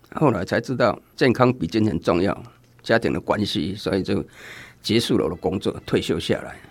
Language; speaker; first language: Chinese; native; Chinese